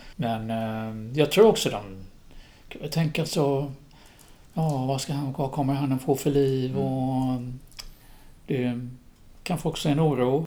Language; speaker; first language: Swedish; native; Swedish